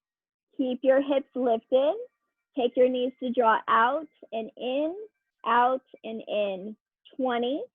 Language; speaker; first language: English; native; English